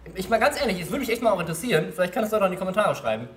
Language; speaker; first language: German; native; German